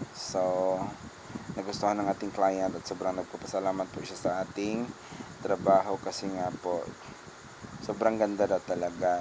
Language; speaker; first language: Filipino; non-native, local second language; Cebuano